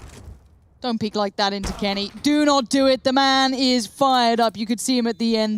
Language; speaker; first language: English; native; English